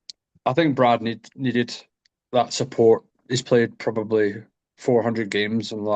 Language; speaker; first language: English; native; English